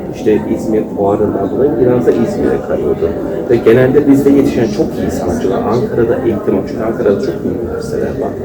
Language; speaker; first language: Turkish; native; Turkish